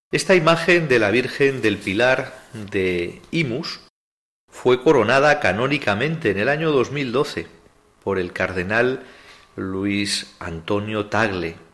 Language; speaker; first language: Spanish; native; Spanish